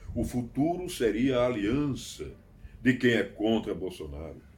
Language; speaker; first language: Portuguese; native; Portuguese